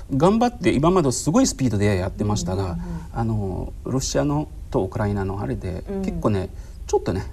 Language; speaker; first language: Japanese; non-native, fluent; Arabic